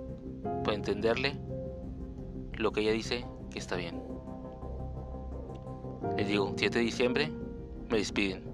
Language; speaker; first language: Spanish; native; Spanish